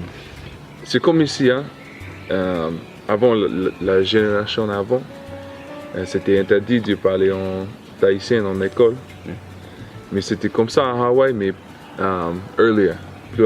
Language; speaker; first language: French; non-native, learner; English